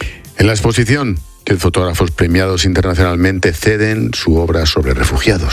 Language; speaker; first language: Spanish; native; Spanish